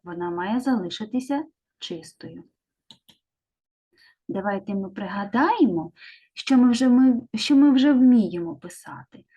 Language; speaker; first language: Ukrainian; native; Ukrainian